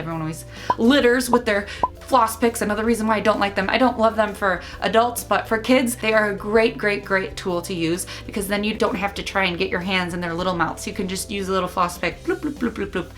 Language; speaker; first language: English; native; English